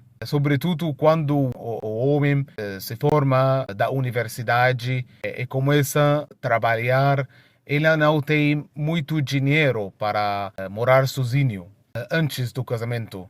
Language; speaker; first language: Portuguese; non-native, fluent; Arabic